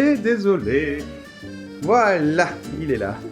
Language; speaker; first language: French; native; French